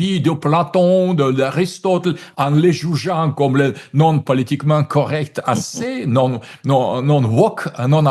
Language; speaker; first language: French; non-native, fluent; Russian